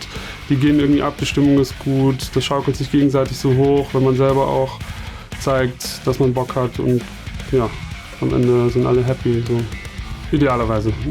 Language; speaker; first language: German; native; German